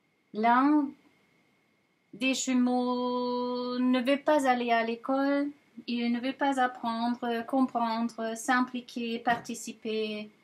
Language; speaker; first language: French; non-native, fluent; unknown